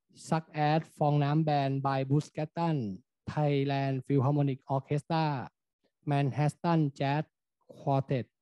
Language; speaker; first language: English; non-native, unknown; Thai